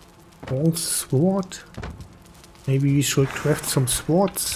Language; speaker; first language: English; non-native, learner; German